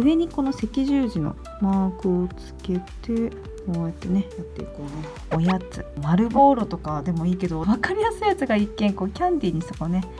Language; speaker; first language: Japanese; native; Japanese